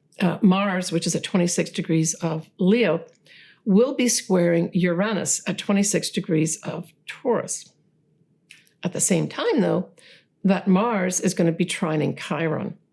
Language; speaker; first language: English; native; English